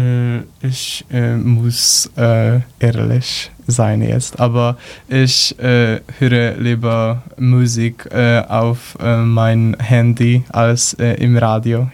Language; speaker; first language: German; non-native, learner; Polish